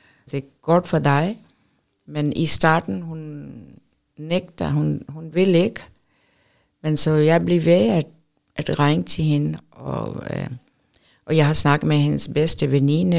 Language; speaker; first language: Danish; non-native, fluent; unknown